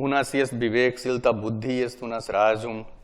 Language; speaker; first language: Russian; non-native, learner; Hindi